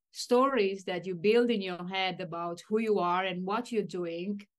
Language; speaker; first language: English; non-native, fluent; Romanian